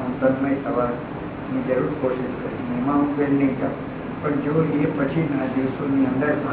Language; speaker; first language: Gujarati; early bilingual, heritage; Gujarati